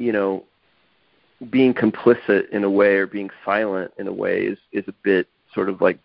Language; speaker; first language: English; native; English